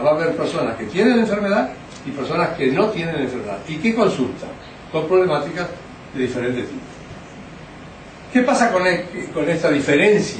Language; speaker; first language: Spanish; native; Spanish